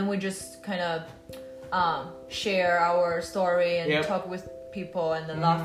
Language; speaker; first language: English; non-native, learner; Chinese